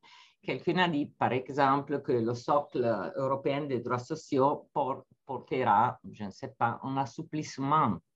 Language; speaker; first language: French; non-native, fluent; Italian